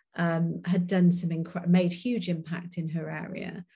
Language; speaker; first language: English; native; English